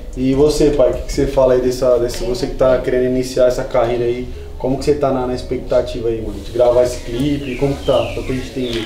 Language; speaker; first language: Portuguese; native; Portuguese